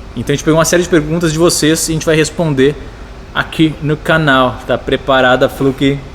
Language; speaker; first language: Portuguese; native; Portuguese